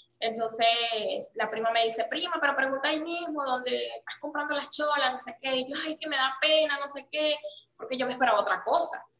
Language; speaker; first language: Spanish; native; Spanish